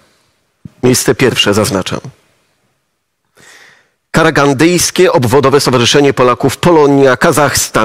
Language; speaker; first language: Polish; native; Polish